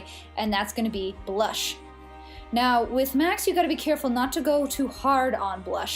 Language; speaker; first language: English; native; English